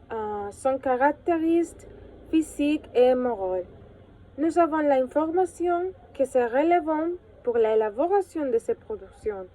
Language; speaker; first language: French; non-native, learner; Spanish